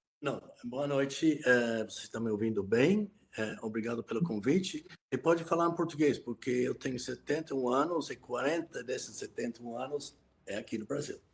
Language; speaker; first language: Portuguese; non-native, fluent; English